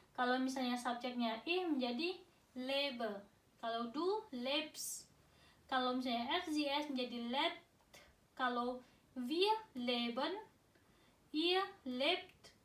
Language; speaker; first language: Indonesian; native; Indonesian